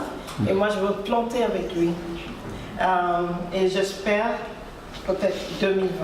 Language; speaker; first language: French; non-native, fluent; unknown